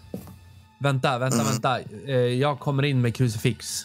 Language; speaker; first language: Swedish; native; Swedish